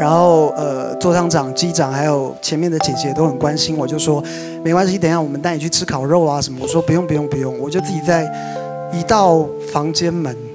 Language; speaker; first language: Chinese; native; Chinese